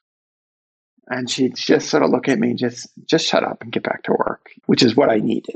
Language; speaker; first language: English; native; English